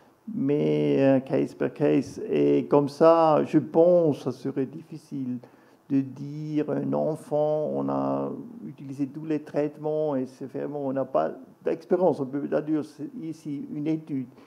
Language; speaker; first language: French; non-native, local second language; German